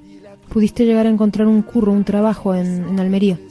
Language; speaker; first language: Spanish; native; Spanish